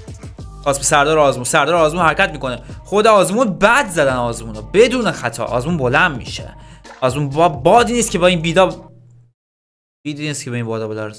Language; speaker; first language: Persian; native; Persian